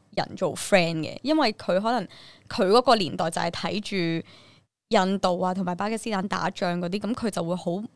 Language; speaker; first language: Cantonese; early bilingual, other home language; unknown